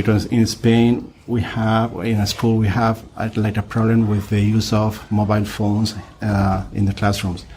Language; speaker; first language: English; non-native, fluent; Spanish